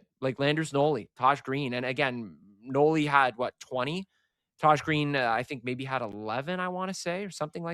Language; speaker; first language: English; native; English